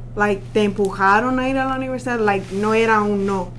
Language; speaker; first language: Spanish; early bilingual, heritage; Spanish